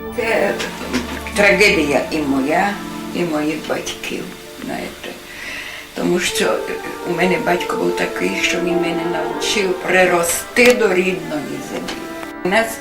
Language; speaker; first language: Ukrainian; native; Ukrainian